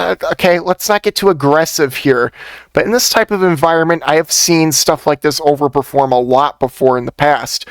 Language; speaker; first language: English; native; English